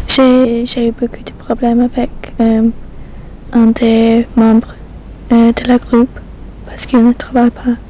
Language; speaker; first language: French; non-native, learner; English